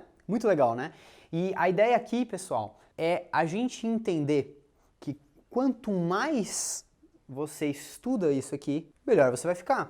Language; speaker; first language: Portuguese; native; Portuguese